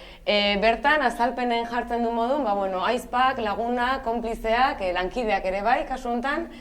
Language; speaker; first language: Basque; native; Basque